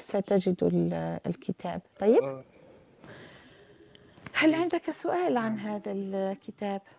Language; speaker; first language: Arabic; non-native, fluent; English